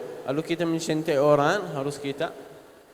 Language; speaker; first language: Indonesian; non-native, learner; Arabic